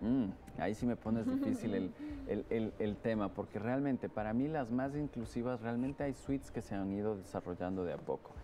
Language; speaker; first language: Spanish; native; Spanish